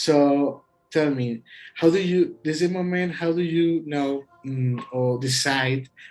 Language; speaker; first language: English; non-native, learner; Spanish